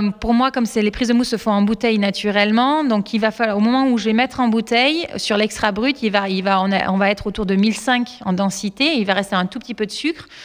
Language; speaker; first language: French; native; French